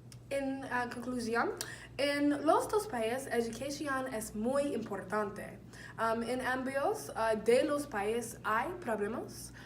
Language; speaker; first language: Spanish; non-native, learner; English